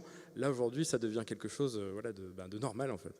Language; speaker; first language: French; native; French